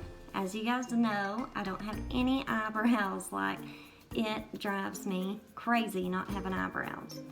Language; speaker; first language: English; native; English